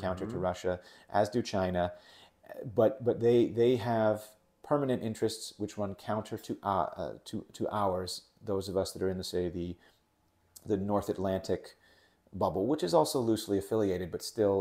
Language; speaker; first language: English; native; English